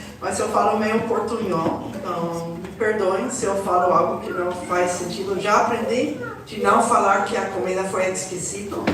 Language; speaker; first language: Portuguese; non-native, fluent; Spanish